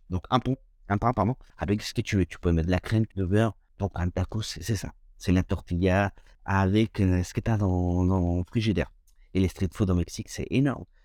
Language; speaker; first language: French; non-native, fluent; Spanish